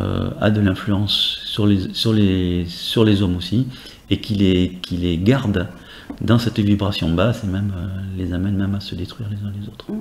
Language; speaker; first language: French; native; French